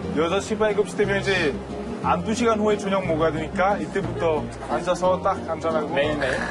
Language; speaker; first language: Korean; non-native, fluent; Italian